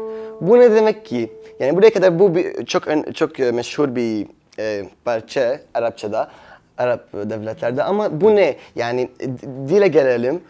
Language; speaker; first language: Turkish; non-native, fluent; Arabic